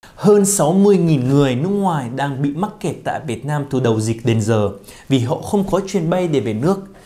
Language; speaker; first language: Vietnamese; non-native, fluent; Arabic